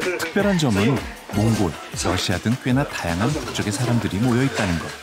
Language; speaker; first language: Korean; native; Korean